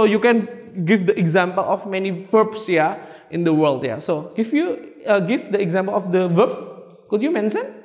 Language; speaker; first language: English; non-native, fluent; Indonesian